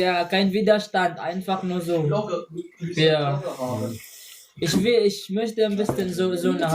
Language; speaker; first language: German; non-native, learner; Cebuano